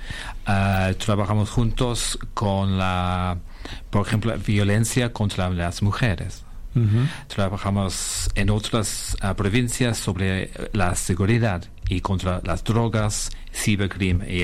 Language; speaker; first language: Spanish; non-native, fluent; English